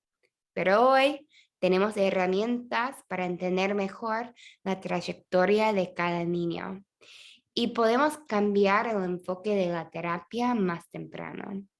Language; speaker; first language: Spanish; non-native, fluent; English